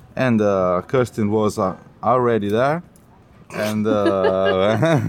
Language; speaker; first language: English; non-native, learner; Italian